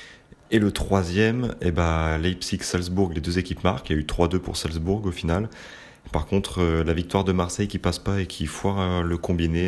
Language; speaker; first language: French; native; French